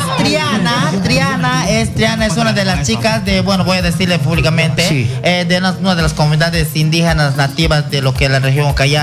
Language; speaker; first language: Spanish; native; Spanish